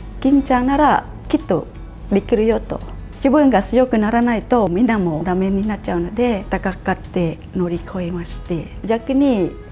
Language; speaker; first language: Japanese; non-native, fluent; Khmer